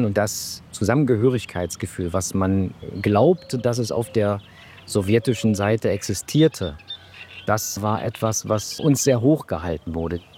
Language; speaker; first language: German; native; German